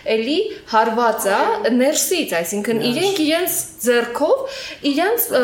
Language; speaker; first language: Armenian; native; Armenian